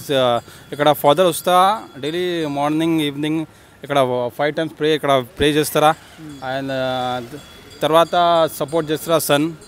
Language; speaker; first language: Telugu; non-native, local second language; Urdu